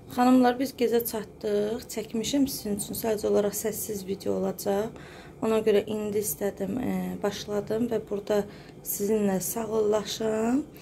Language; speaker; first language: Azerbaijani; early bilingual, heritage; Azerbaijani